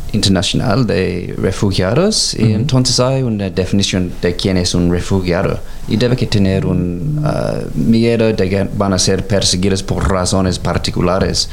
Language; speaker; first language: Spanish; non-native, learner; English